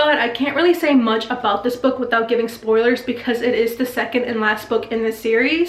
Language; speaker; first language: English; native; English